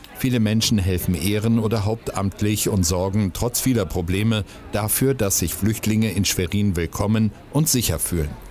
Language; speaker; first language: German; native; German